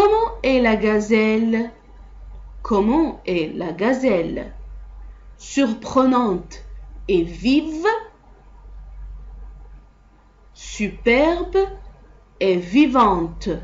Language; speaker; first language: French; non-native, local second language; Arabic